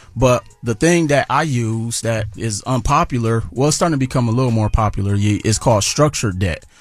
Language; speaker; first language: English; native; English